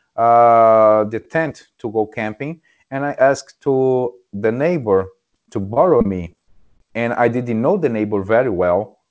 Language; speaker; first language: English; non-native, fluent; Portuguese